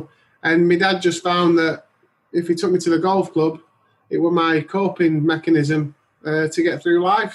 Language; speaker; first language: English; native; English